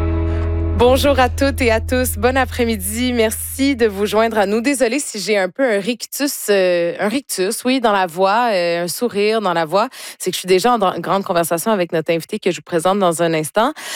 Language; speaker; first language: French; native; French